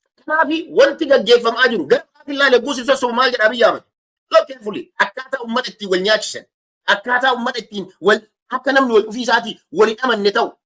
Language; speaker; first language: Oromo; native; Oromo